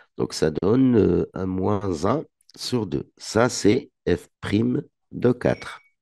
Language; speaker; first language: French; non-native, local second language; Arabic